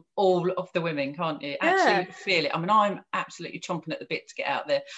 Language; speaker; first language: English; native; English